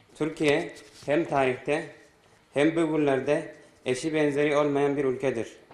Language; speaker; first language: Turkish; non-native, fluent; Amharic